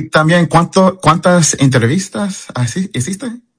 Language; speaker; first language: Spanish; early bilingual, heritage; English